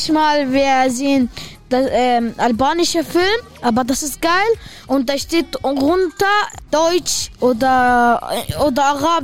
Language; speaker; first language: German; non-native, learner; Arabic